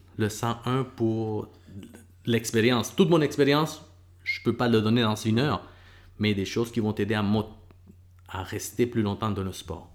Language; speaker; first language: French; early bilingual, other home language; Spanish